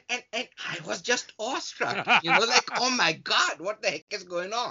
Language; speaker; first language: English; non-native, local second language; Urdu